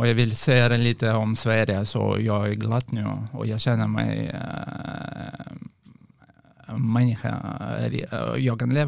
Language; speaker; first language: Swedish; non-native, learner; Russian